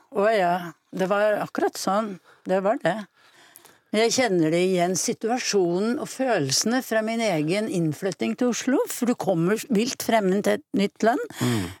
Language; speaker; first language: Norwegian; native; Norwegian